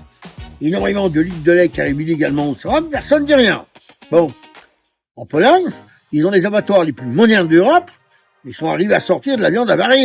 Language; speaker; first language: French; native; French